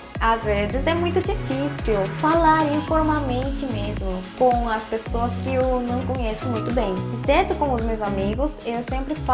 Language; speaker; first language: Portuguese; non-native, fluent; Korean